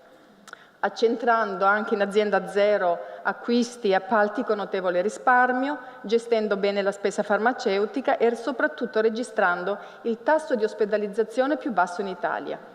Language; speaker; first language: Italian; native; Italian